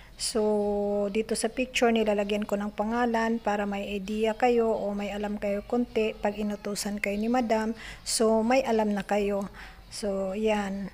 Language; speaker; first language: Filipino; non-native, local second language; Cebuano